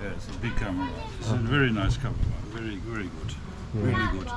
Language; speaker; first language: English; non-native, learner; German